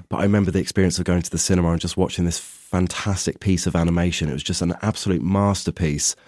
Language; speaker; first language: English; native; English